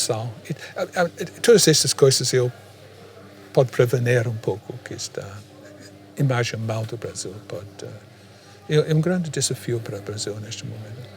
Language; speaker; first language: Portuguese; non-native, fluent; English